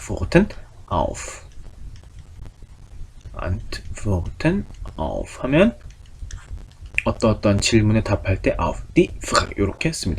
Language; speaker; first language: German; non-native, fluent; Korean